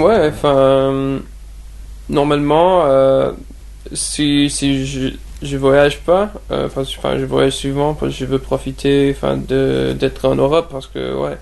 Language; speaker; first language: French; non-native, fluent; English